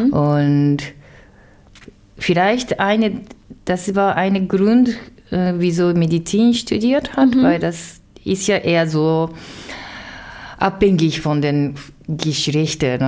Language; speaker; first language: German; non-native, learner; Japanese